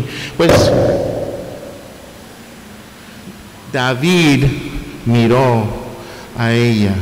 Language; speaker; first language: Spanish; non-native, fluent; English